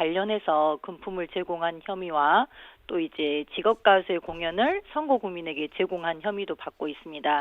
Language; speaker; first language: Korean; native; Korean